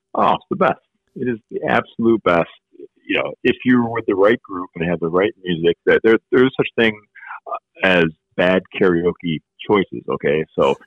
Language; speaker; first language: English; native; English